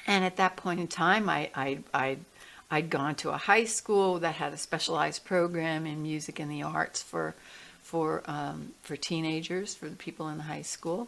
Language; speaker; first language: English; native; English